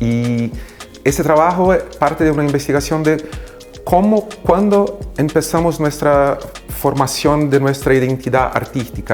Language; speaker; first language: Spanish; non-native, fluent; Portuguese